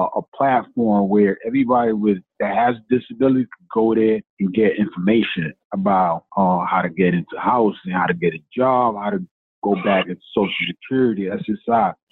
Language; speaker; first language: English; non-native, fluent; Spanish